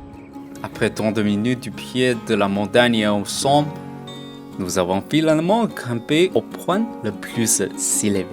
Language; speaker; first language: French; non-native, learner; Chinese